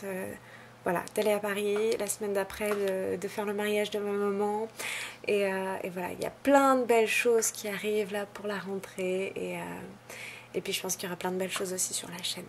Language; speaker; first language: French; native; French